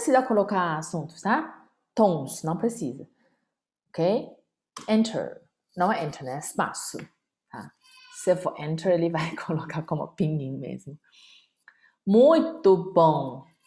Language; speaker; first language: Portuguese; non-native, fluent; Chinese